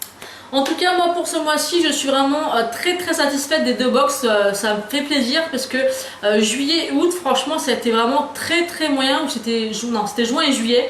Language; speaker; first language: French; native; French